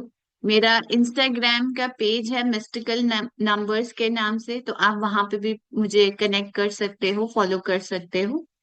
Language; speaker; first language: Hindi; native; Hindi